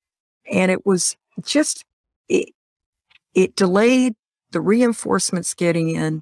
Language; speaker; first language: English; native; English